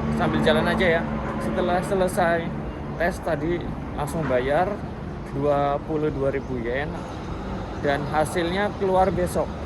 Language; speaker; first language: Indonesian; native; Indonesian